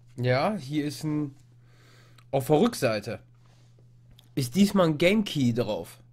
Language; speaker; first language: German; non-native, fluent; English